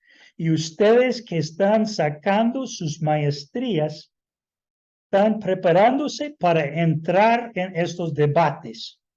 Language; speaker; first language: Spanish; non-native, fluent; English